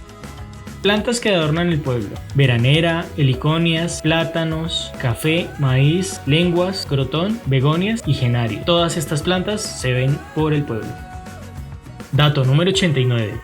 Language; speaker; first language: Spanish; native; Spanish